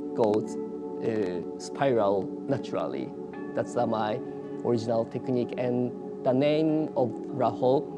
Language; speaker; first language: English; non-native, learner; Japanese